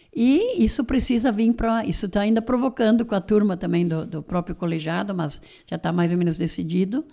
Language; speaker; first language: Portuguese; native; Portuguese